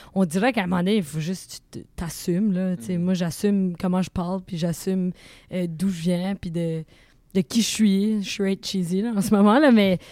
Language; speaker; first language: French; native; French